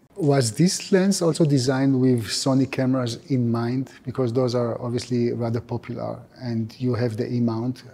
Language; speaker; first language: English; non-native, fluent; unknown